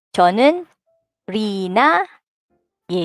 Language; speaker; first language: Korean; non-native, fluent; Filipino